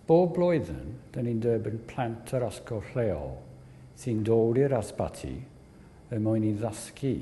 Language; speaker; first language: Welsh; non-native, learner; English